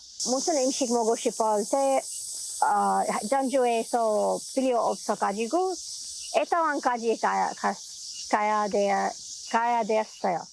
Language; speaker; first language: Korean; non-native, learner; Arabic